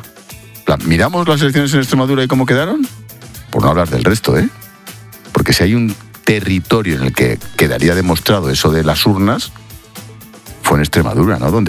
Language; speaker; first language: Spanish; native; Spanish